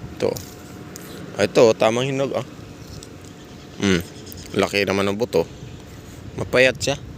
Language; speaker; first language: Filipino; non-native, local second language; Cebuano